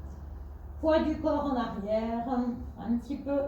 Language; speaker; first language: French; native; French